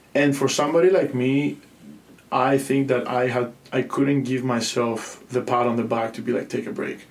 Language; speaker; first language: English; non-native, fluent; Greek